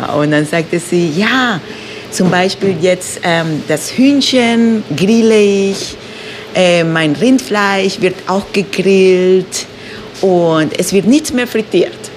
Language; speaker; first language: German; non-native, fluent; Spanish